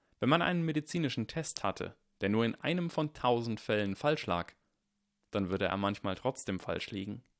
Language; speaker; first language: German; native; German